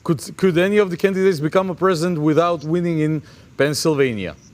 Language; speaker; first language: English; non-native, fluent; Macedonian